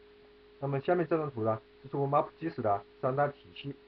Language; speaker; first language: Chinese; native; Chinese